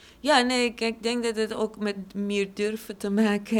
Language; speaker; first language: Dutch; non-native, fluent; Persian